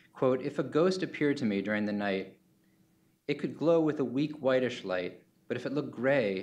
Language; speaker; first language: English; native; English